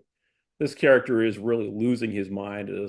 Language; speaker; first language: English; native; English